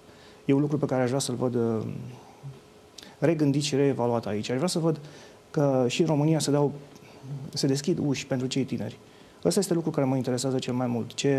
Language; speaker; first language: Romanian; native; Romanian